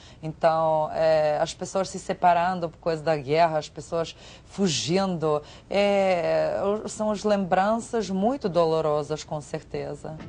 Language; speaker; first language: Portuguese; non-native, fluent; Serbian